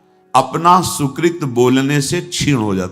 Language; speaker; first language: Hindi; native; Hindi